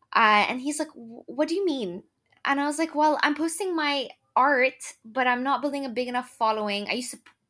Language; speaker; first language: English; non-native, fluent; Arabic